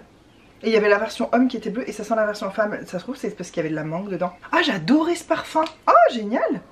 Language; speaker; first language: French; native; French